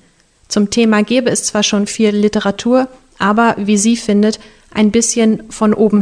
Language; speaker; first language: German; native; German